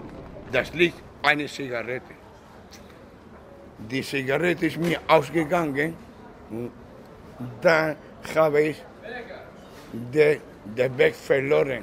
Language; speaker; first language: German; non-native, learner; Spanish